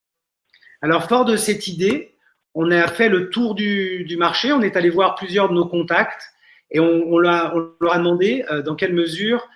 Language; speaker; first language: French; native; French